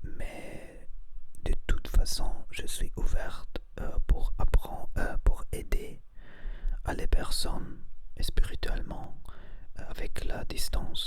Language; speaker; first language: French; non-native, learner; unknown